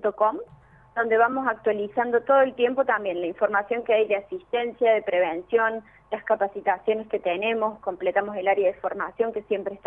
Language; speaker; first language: Spanish; native; Spanish